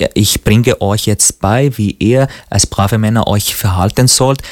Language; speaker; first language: German; non-native, fluent; Arabic